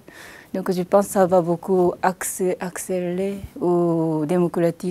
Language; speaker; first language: French; non-native, fluent; Japanese